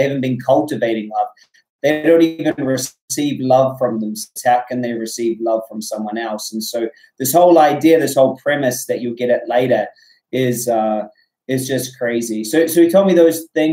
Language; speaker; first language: English; native; English